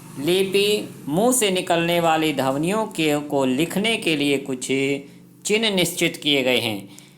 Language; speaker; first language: Hindi; native; Hindi